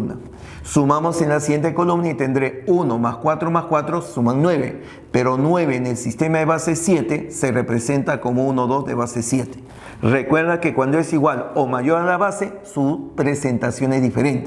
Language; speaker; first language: Spanish; native; Spanish